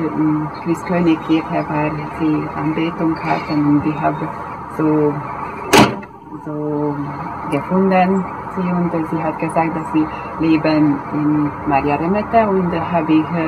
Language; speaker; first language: German; non-native, learner; Hungarian